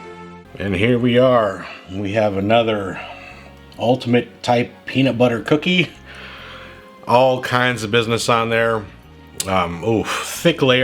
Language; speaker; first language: English; native; English